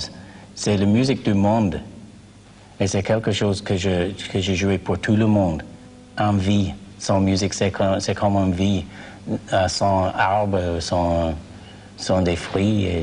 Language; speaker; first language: French; non-native, learner; English